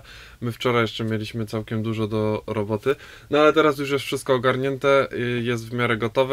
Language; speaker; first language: Polish; native; Polish